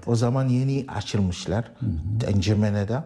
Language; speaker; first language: Turkish; non-native, learner; Arabic